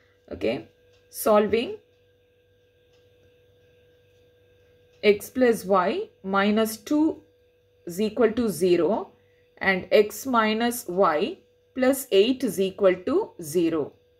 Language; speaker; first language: English; non-native, local second language; Tamil